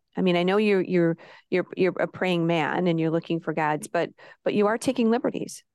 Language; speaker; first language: English; native; English